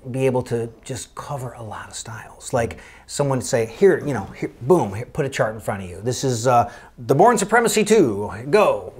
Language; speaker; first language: English; native; English